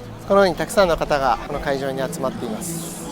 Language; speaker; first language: Japanese; native; Japanese